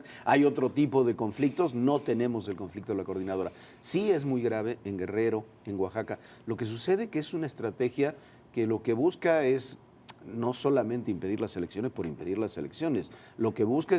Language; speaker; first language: Spanish; native; Spanish